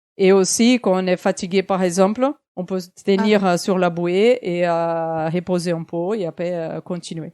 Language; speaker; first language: French; non-native, fluent; Portuguese